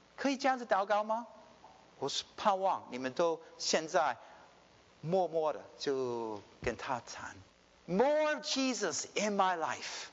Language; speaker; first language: Chinese; early bilingual, heritage; Chinese